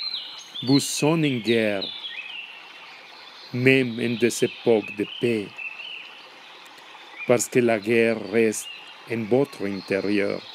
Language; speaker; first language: French; non-native, learner; Spanish